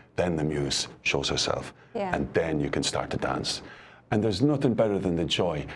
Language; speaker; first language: English; native; English